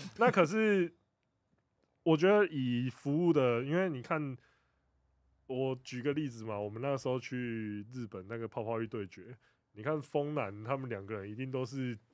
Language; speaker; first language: Chinese; native; Chinese